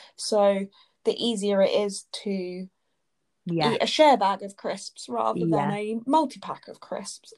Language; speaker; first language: English; native; English